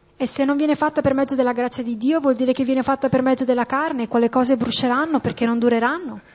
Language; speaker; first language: Italian; native; Italian